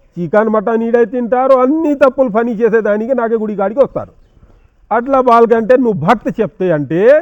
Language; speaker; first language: Telugu; non-native, local second language; Hindi